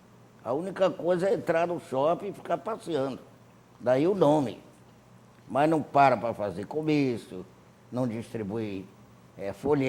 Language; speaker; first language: Portuguese; native; Portuguese